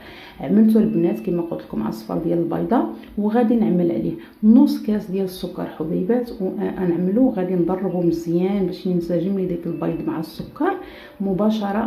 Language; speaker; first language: Arabic; native; Arabic